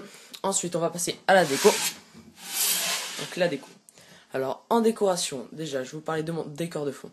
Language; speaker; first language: French; native; French